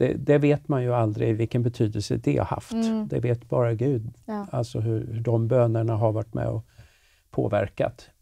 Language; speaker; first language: Swedish; native; Swedish